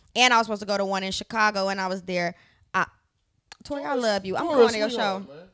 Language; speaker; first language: English; native; English